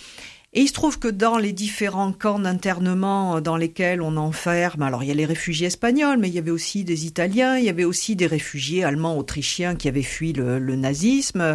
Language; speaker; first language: French; native; French